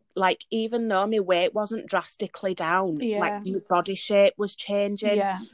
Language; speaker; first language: English; native; English